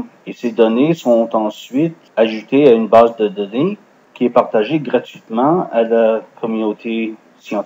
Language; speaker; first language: French; non-native, fluent; English